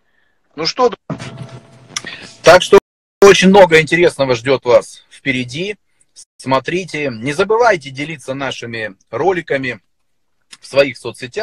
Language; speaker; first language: Russian; native; Russian